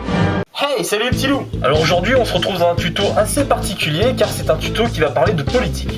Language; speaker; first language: French; native; French